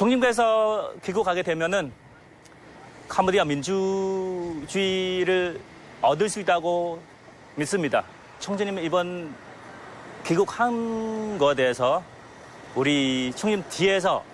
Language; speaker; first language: Korean; non-native, learner; Khmer